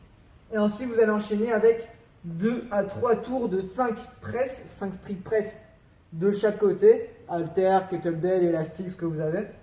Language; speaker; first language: French; native; French